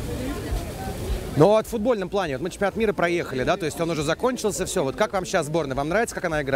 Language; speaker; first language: Russian; native; Russian